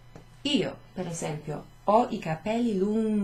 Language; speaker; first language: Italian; non-native, fluent; English